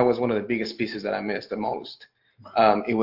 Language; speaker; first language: English; non-native, fluent; Spanish